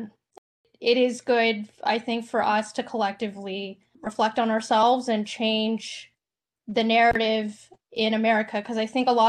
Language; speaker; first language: English; native; English